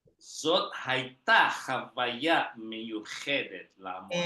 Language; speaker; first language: Hebrew; non-native, fluent; Indonesian